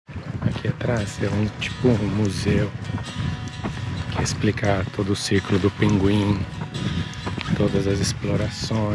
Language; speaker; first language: Portuguese; non-native, fluent; Italian